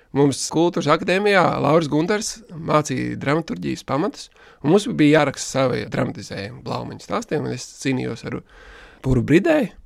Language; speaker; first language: Latvian; native; Latvian